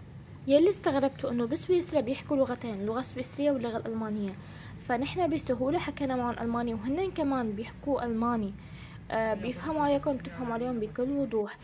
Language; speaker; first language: Arabic; native; Arabic